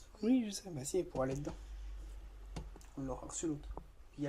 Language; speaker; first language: French; native; French